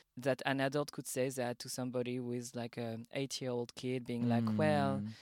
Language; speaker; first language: English; non-native, fluent; French